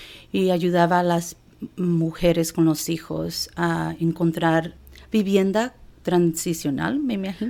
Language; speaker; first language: Spanish; early bilingual, heritage; Spanish